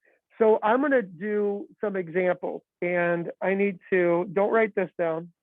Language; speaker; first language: English; native; English